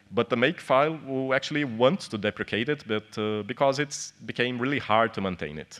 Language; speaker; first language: English; non-native, fluent; Portuguese